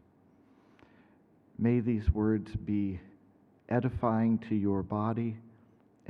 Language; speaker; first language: English; native; English